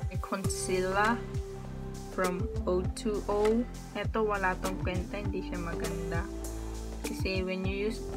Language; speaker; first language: Filipino; native; Filipino